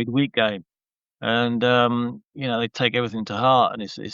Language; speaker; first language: English; native; English